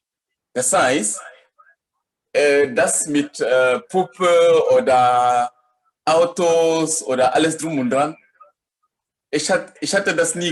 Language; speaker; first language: German; non-native, fluent; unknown